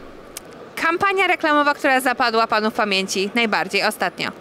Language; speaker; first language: Polish; native; Polish